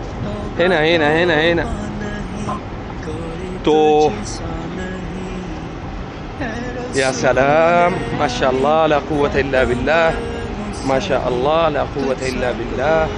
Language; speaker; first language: Arabic; non-native, learner; Urdu